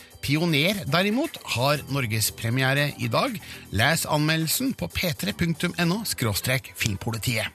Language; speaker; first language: Norwegian; native; Norwegian